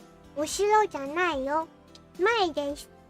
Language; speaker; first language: Japanese; non-native, learner; English